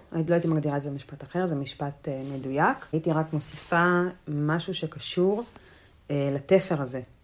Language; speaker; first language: Hebrew; early bilingual, other home language; Russian